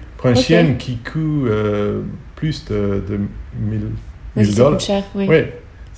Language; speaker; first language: French; non-native, learner; Hebrew